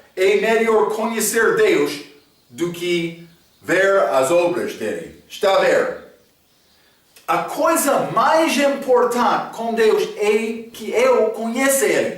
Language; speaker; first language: Portuguese; non-native, learner; English